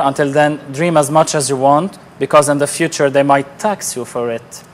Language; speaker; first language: English; non-native, local second language; Arabic